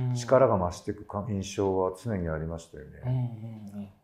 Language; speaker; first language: Japanese; native; Japanese